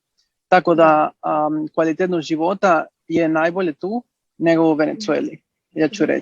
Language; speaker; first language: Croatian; early bilingual, heritage; Spanish